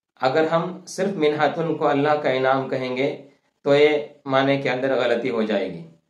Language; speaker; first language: Urdu; non-native, local second language; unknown